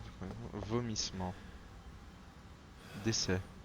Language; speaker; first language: French; native; French